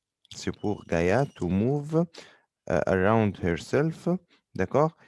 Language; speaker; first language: French; non-native, fluent; Arabic